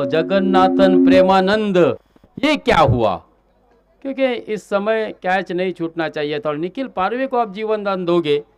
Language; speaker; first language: Hindi; non-native, local second language; Marathi